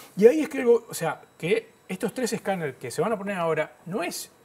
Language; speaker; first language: Spanish; native; Spanish